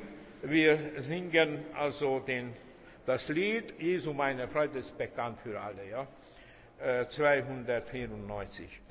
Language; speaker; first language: German; non-native, fluent; Hungarian